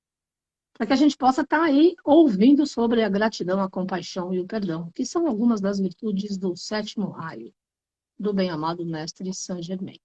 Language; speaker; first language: Portuguese; native; Portuguese